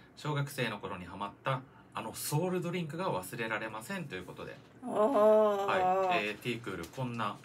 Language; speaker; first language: Japanese; native; Japanese